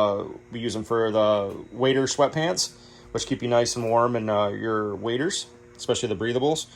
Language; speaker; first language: English; native; English